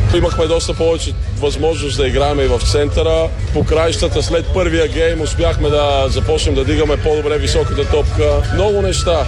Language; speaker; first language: Bulgarian; native; Bulgarian